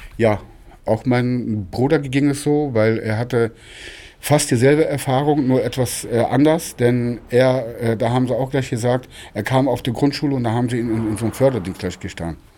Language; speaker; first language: German; non-native, local second language; Romany